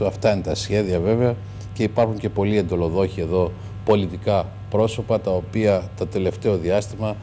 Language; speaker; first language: Greek; native; Greek